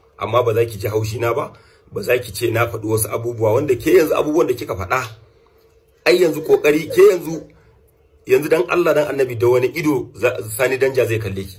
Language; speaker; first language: Hausa; non-native, local second language; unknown